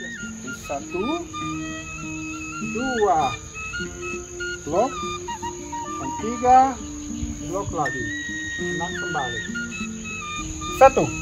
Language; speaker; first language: Indonesian; non-native, learner; Dutch